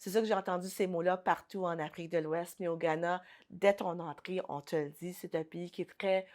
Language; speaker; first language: French; early bilingual, other home language; Haitian Creole